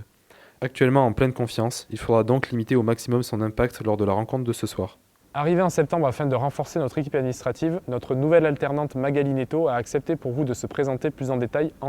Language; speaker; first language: French; native; French